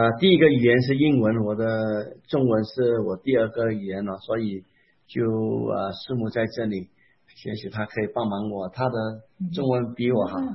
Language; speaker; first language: Chinese; non-native, local second language; Hakka Chinese